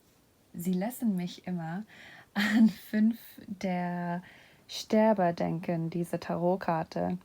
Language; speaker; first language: German; non-native, fluent; English